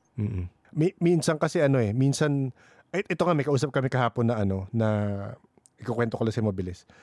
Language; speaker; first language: Filipino; native; Filipino